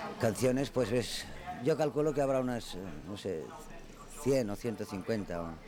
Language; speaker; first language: Spanish; non-native, local second language; Catalan